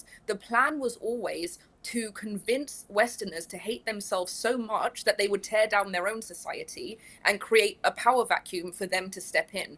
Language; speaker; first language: English; early bilingual, other home language; Persian